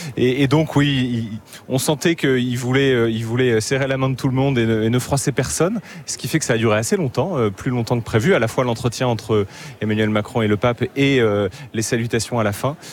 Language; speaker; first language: French; native; French